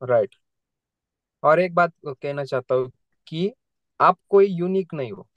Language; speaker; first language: Hindi; non-native, local second language; Marathi